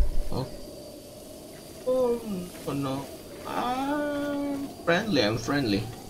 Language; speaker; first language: English; non-native, learner; Indonesian